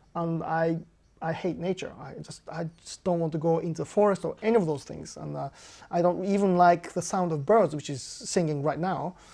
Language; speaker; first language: English; non-native, fluent; Japanese